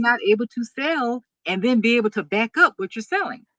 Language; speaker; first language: English; native; English